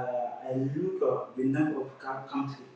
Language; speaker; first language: English; non-native, learner; French